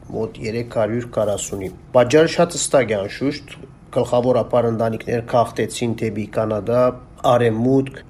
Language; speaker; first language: Armenian; native; Armenian